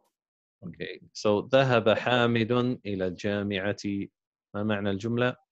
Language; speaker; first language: Arabic; non-native, fluent; English